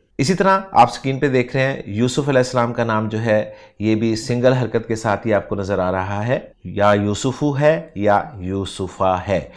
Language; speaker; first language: Urdu; native; Urdu